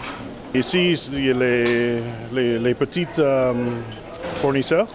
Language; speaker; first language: French; non-native, fluent; English